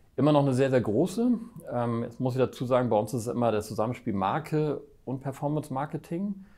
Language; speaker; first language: German; native; German